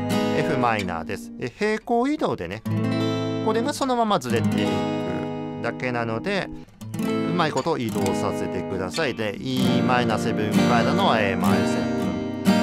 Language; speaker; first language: Japanese; native; Japanese